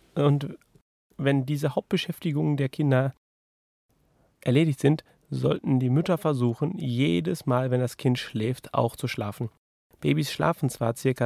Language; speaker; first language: German; native; German